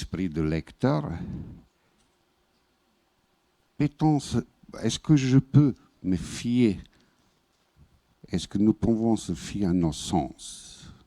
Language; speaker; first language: French; non-native, fluent; Bosnian